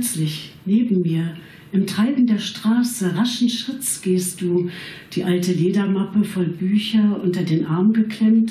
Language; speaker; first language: German; native; German